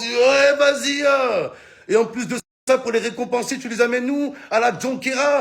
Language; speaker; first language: French; native; French